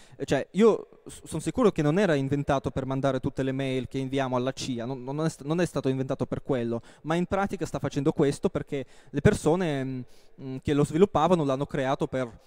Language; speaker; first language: Italian; non-native, fluent; Russian